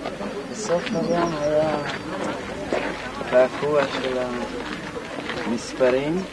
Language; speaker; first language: Hebrew; non-native, fluent; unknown